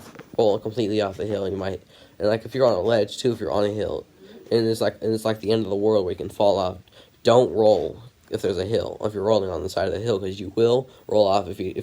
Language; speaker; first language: English; native; English